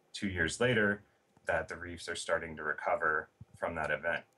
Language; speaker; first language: English; native; English